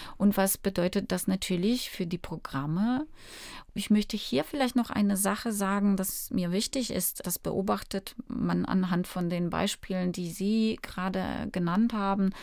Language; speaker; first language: German; early bilingual, other home language; Polish